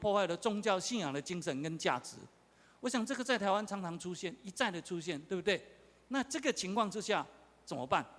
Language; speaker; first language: Chinese; non-native, local second language; Min Nan Chinese